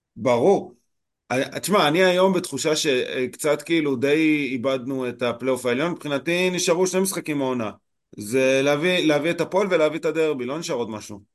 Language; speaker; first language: Hebrew; native; Hebrew